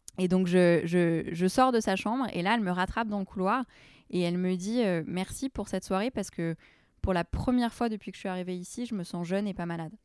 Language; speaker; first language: French; early bilingual, other home language; Arabic